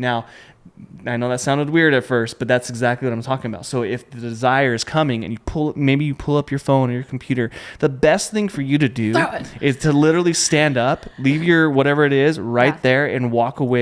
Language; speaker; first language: English; native; English